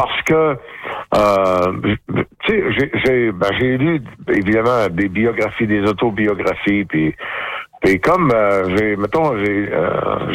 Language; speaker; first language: French; native; French